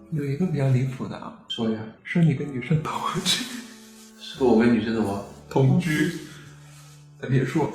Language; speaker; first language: Chinese; native; Chinese